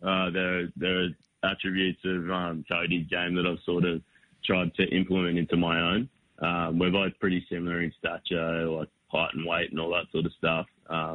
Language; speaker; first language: English; native; English